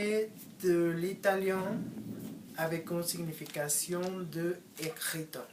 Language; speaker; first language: French; non-native, learner; Spanish